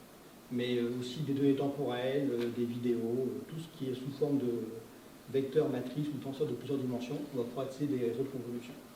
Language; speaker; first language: French; native; French